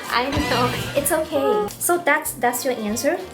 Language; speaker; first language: English; early bilingual, other home language; Thai